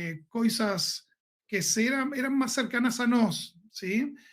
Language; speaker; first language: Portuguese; non-native, learner; Spanish